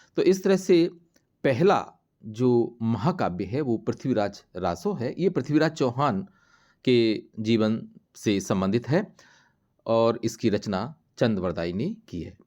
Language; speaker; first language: Hindi; native; Hindi